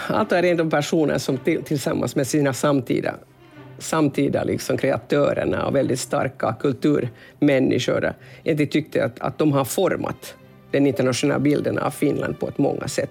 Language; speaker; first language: Swedish; non-native, local second language; Finnish